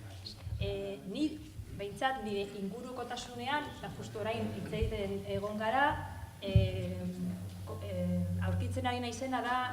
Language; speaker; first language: Basque; non-native, local second language; Spanish